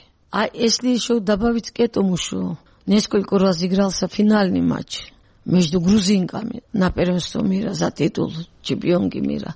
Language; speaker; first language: Russian; non-native, local second language; Georgian